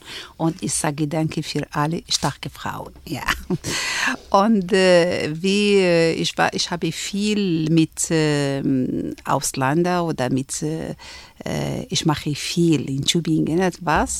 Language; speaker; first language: German; non-native, learner; Arabic